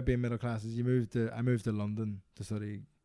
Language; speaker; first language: English; native; English